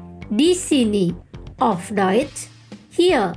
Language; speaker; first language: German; non-native, fluent; Indonesian